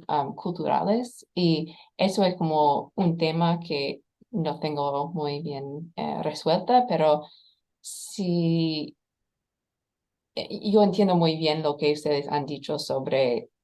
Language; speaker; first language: Spanish; non-native, fluent; English